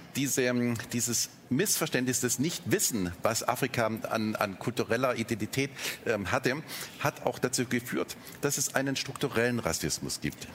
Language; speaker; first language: German; native; German